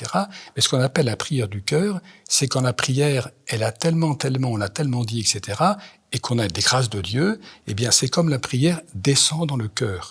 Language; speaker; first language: French; native; French